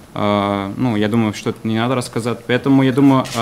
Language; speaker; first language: Russian; non-native, fluent; German